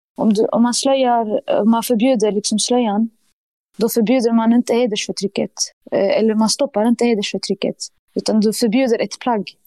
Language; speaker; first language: Swedish; early bilingual, other home language; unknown